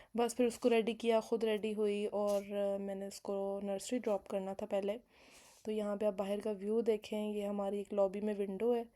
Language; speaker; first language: Urdu; native; Urdu